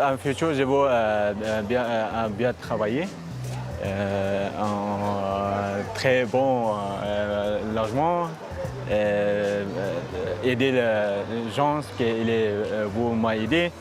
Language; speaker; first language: French; non-native, learner; Pashto